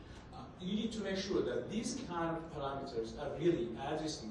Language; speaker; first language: English; non-native, fluent; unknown